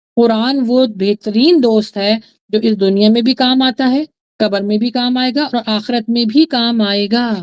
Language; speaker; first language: Urdu; native; Urdu